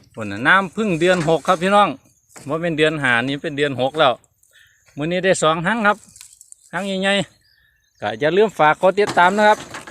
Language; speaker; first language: Thai; native; Thai